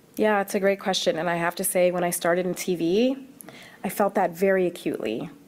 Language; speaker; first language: English; early bilingual, other home language; Arabic